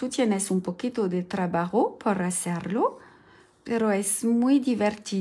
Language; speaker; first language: Spanish; non-native, learner; French